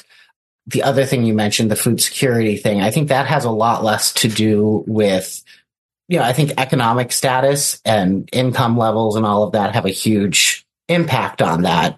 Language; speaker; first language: English; native; English